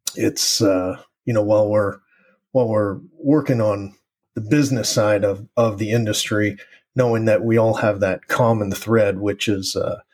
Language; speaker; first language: English; native; English